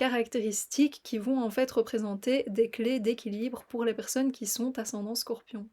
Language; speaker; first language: French; native; French